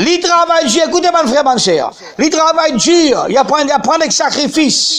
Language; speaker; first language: French; non-native, learner; Morisyen